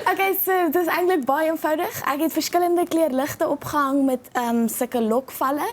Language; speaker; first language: Afrikaans; native; Afrikaans